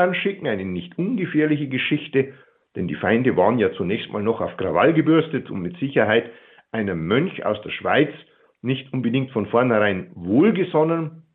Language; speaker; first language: German; native; German